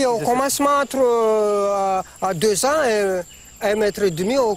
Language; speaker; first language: French; non-native, learner; Malagasy